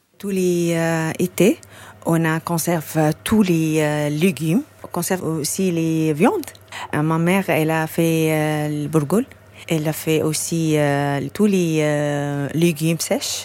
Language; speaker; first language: French; non-native, learner; Arabic